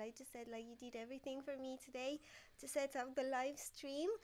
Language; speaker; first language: English; non-native, fluent; Romanian